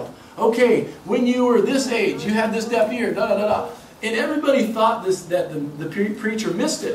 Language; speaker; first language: English; native; English